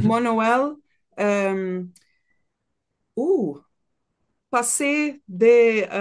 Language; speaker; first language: French; non-native, learner; Portuguese